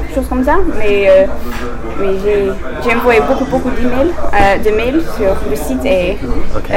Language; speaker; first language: French; non-native, learner; English